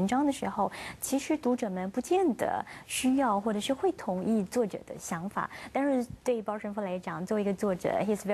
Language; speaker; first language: Chinese; native; Chinese